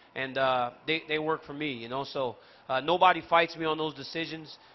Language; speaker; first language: English; native; English